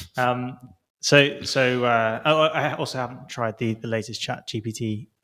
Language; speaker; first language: English; native; English